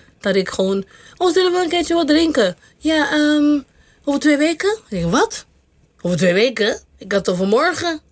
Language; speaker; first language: Dutch; non-native, local second language; English